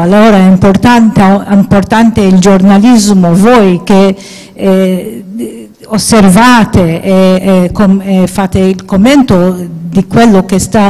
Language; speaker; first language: Italian; non-native, fluent; Maltese